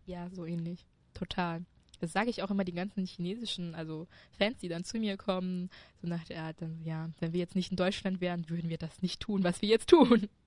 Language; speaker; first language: German; early bilingual, other home language; Chinese